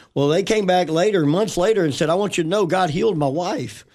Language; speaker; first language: English; native; English